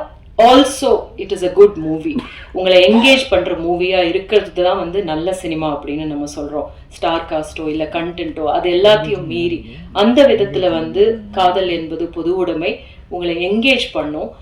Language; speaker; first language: Tamil; native; Tamil